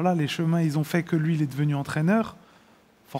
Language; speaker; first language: French; native; French